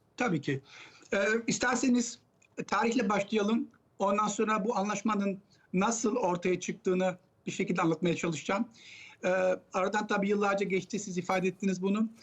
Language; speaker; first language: Turkish; early bilingual, heritage; Turkish